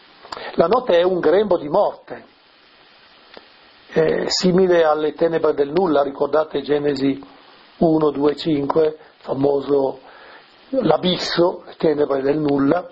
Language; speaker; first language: Italian; native; Italian